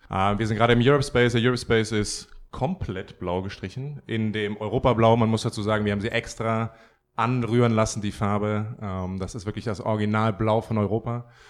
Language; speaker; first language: German; native; German